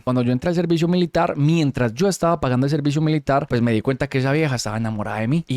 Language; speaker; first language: Spanish; native; Spanish